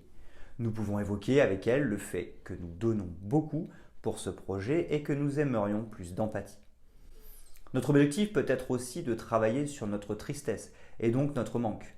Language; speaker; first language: French; native; French